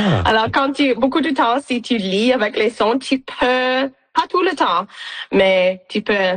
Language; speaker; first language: French; non-native, local second language; English